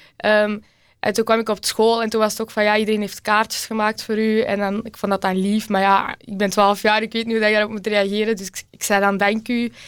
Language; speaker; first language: Dutch; early bilingual, other home language; Turkish